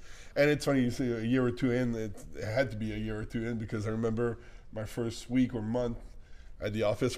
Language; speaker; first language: English; non-native, fluent; French